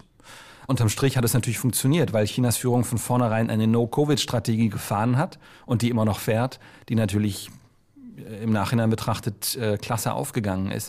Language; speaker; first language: German; native; German